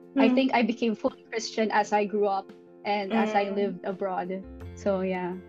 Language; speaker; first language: English; non-native, local second language; Filipino